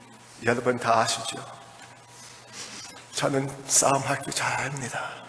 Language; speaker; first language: Korean; early bilingual, heritage; Korean